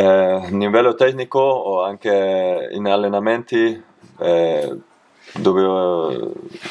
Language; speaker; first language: Italian; non-native, learner; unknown